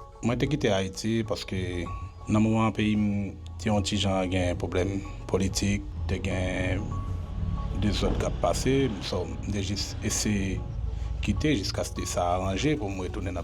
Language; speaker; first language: French; non-native, learner; Haitian Creole